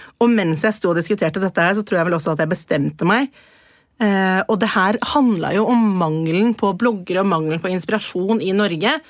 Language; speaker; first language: Norwegian; early bilingual, other home language; Persian